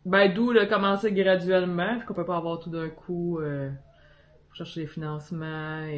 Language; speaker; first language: French; native; French